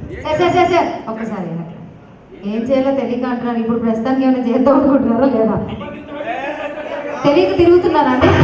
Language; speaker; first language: Telugu; native; Telugu